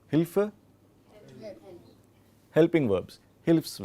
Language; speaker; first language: German; non-native, fluent; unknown